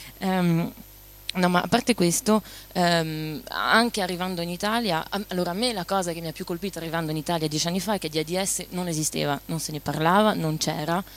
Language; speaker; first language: Italian; non-native, fluent; French